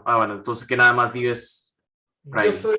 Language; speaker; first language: Spanish; non-native, fluent; English